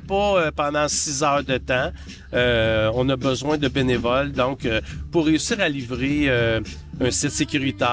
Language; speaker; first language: French; native; French